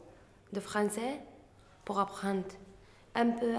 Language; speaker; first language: French; non-native, learner; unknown